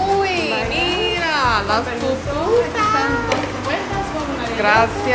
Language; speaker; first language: Spanish; non-native, learner; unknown